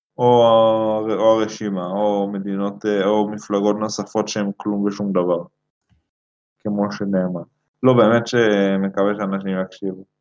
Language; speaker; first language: Hebrew; native; Hebrew